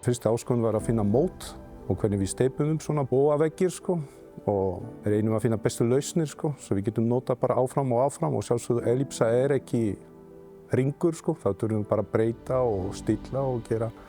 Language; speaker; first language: Icelandic; non-native, fluent; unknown